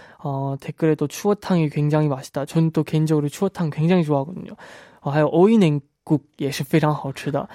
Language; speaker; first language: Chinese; native; Chinese